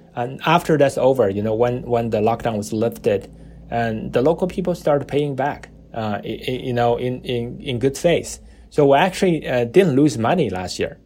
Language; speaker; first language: English; non-native, fluent; Chinese